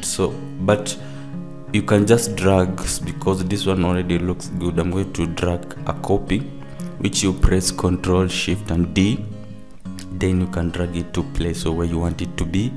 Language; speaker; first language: English; non-native, local second language; Swahili